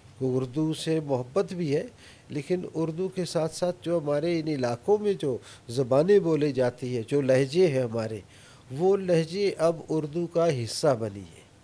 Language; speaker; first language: Urdu; non-native, local second language; Brahui